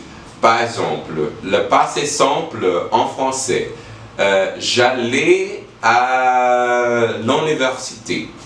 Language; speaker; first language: French; non-native, learner; English